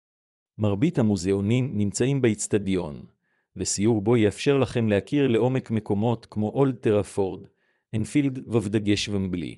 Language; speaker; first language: Hebrew; native; Hebrew